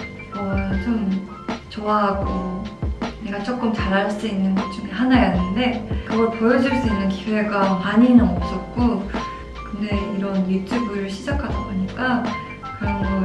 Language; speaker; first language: Korean; non-native, fluent; Japanese